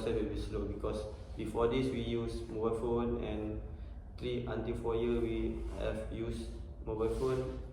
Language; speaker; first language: English; non-native, learner; Malay